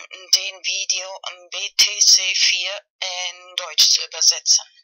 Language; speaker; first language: German; non-native, fluent; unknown